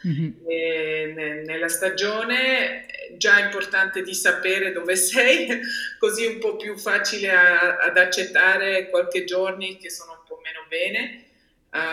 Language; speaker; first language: Italian; non-native, local second language; German